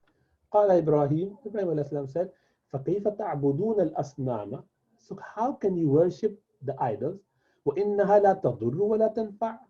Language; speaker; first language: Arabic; non-native, fluent; Urdu